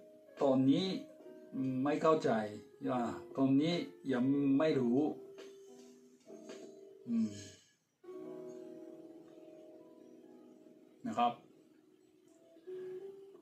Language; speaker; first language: Thai; non-native, fluent; Japanese